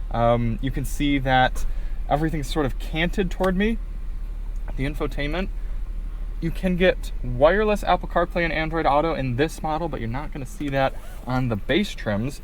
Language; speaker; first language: English; native; English